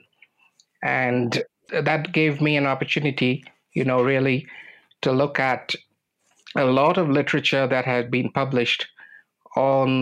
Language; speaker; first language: English; non-native, local second language; Bangla